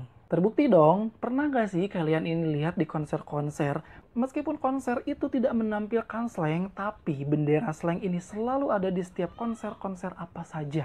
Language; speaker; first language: Indonesian; native; Indonesian